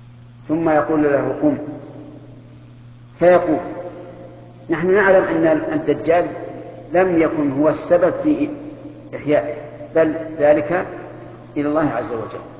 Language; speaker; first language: Arabic; native; Arabic